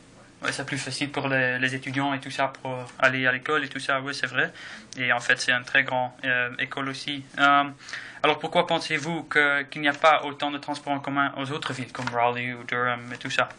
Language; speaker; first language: French; non-native, learner; English